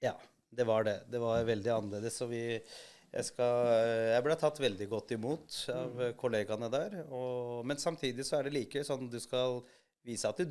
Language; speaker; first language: Norwegian; early bilingual, other home language; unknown